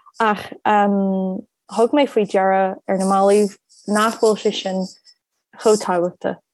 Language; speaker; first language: Irish; non-native, local second language; English